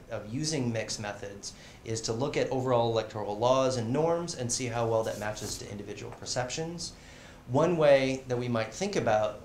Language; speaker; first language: English; native; English